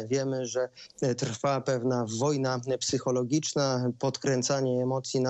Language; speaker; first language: Polish; native; Polish